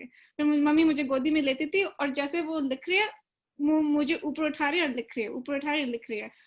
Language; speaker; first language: Hindi; early bilingual, other home language; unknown